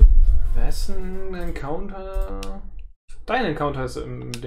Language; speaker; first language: German; native; German